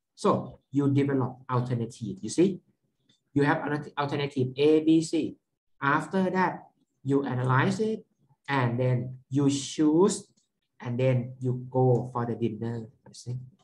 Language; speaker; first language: English; non-native, fluent; Thai